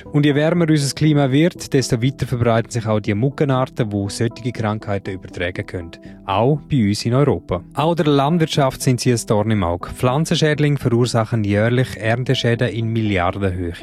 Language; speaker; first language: German; native; German